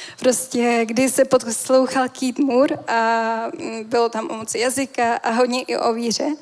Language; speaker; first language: Czech; native; Czech